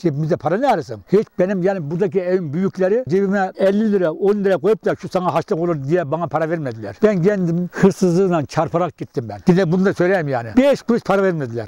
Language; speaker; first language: Turkish; native; Turkish